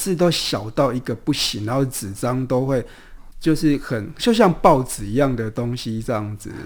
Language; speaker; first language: Chinese; native; Chinese